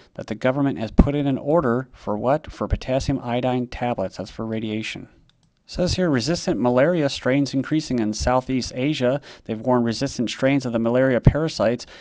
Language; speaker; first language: English; native; English